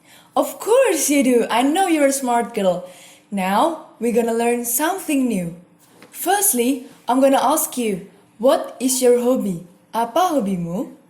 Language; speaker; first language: English; non-native, fluent; Indonesian